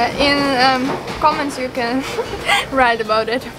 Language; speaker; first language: English; non-native, learner; Ukrainian